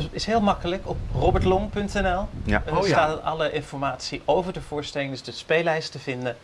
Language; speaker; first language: Dutch; native; Dutch